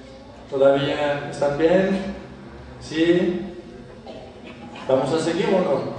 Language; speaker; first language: Spanish; non-native, fluent; French